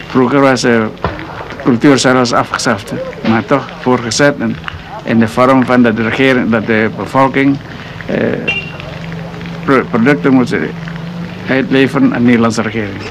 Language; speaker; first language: Dutch; non-native, local second language; Indonesian